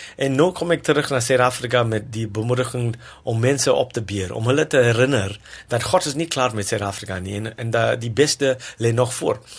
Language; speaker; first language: Afrikaans; non-native, local second language; English